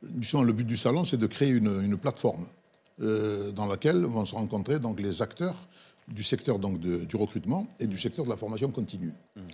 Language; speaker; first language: French; non-native, local second language; Arabic